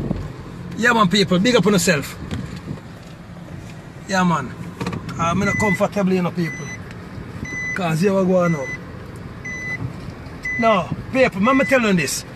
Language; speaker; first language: English; native; English